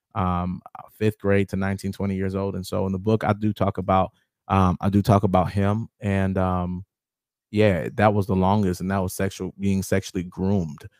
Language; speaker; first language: English; native; English